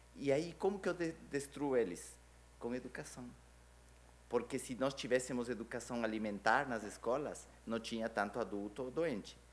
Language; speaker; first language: Portuguese; non-native, fluent; Spanish